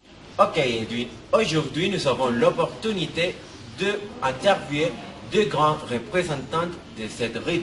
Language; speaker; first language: French; non-native, learner; Spanish